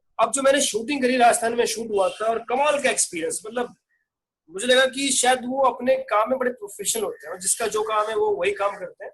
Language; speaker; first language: Hindi; native; Hindi